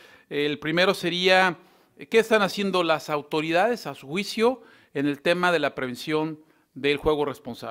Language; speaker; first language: Spanish; native; Spanish